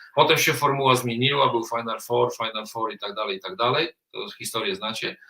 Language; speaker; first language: Polish; native; Polish